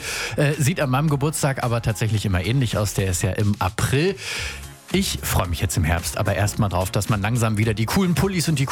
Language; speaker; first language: German; native; German